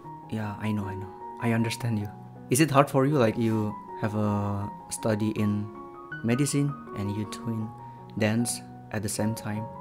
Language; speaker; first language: English; non-native, learner; Indonesian